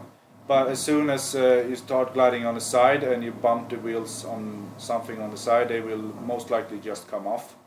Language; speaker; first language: English; non-native, fluent; Swedish